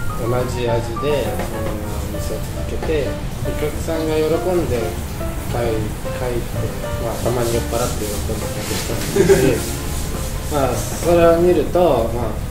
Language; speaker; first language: Japanese; non-native, fluent; Russian